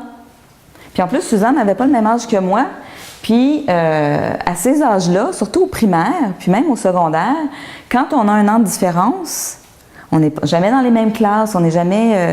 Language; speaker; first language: French; native; French